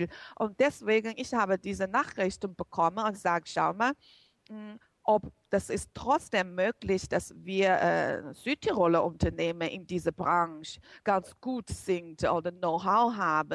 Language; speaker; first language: German; non-native, learner; Chinese